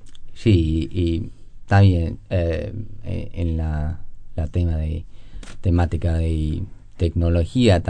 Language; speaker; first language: Spanish; non-native, learner; English